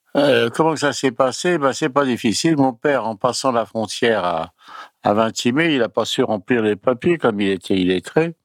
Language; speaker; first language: French; early bilingual, other home language; Italian